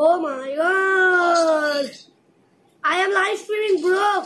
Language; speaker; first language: English; non-native, learner; Hindi